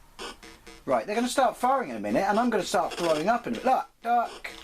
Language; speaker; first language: English; native; English